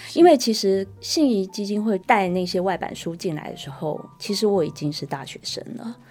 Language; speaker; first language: Chinese; non-native, local second language; Min Nan Chinese